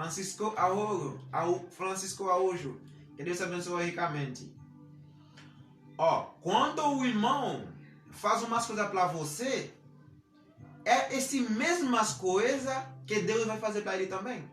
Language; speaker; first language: Portuguese; non-native, learner; Haitian Creole